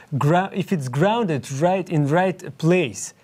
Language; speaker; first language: English; non-native, fluent; Ukrainian